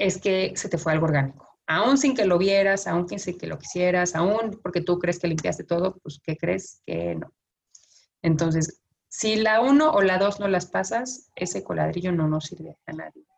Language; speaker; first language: Spanish; native; Spanish